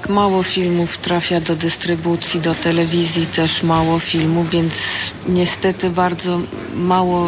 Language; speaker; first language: Polish; early bilingual, heritage; Polish